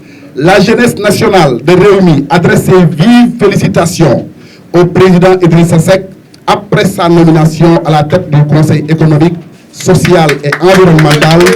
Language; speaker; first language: French; non-native, local second language; Wolof